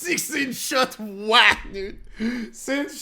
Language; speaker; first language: French; native; French